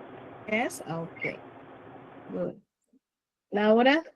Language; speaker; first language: English; non-native, learner; Spanish